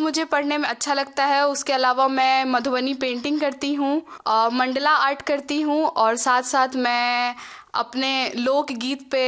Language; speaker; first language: Hindi; non-native, local second language; Maithili